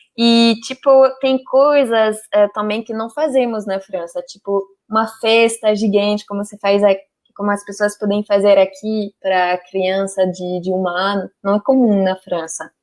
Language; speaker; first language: Portuguese; non-native, fluent; French